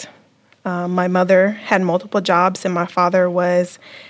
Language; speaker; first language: English; native; English